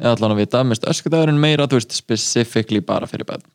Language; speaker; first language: Icelandic; native; Icelandic